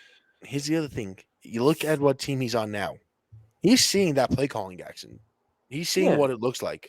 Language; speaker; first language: English; native; English